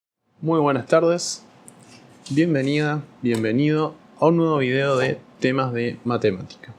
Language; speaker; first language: Spanish; native; Spanish